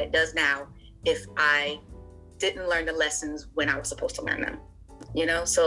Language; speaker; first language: English; native; English